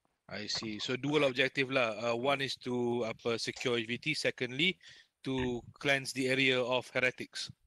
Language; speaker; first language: English; non-native, local second language; Malay